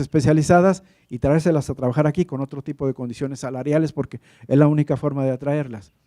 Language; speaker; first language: Spanish; native; Spanish